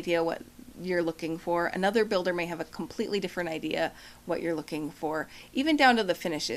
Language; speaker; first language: English; native; English